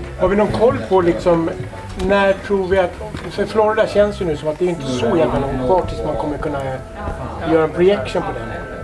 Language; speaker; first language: Swedish; native; Swedish